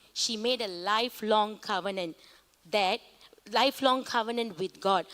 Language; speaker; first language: English; non-native, local second language; Tamil